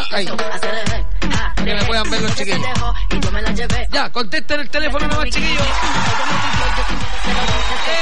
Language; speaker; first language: Spanish; native; Spanish